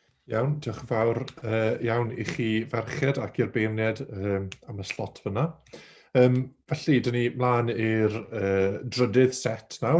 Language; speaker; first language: Welsh; native; Welsh